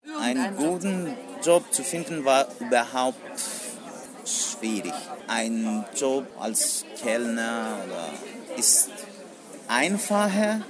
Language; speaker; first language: German; non-native, learner; Greek